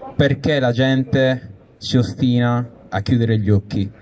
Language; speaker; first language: Italian; native; Italian